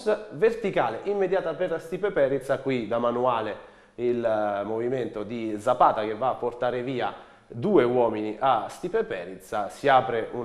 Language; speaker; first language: Italian; native; Italian